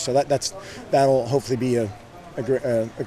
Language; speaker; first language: English; native; English